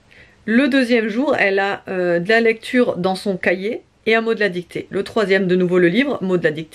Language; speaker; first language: French; native; French